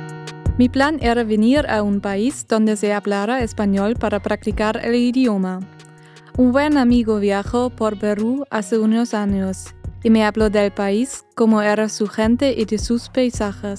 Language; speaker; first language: Spanish; non-native, fluent; German